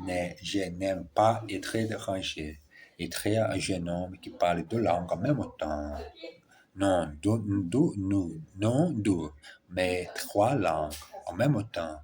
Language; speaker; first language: French; non-native, learner; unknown